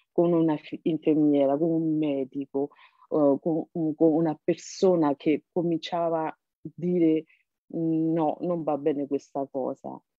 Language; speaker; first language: Italian; non-native, fluent; Burmese